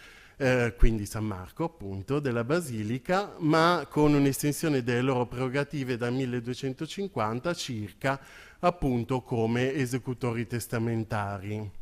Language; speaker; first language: Italian; native; Italian